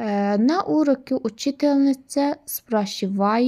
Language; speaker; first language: Russian; non-native, learner; Turkish